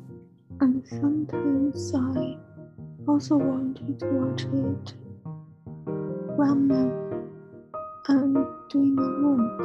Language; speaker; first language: English; non-native, learner; Chinese